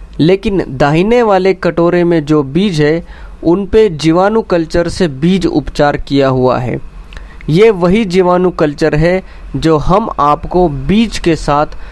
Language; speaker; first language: Hindi; non-native, local second language; Marathi